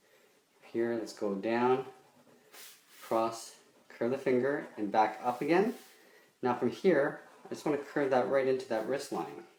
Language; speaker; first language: English; native; English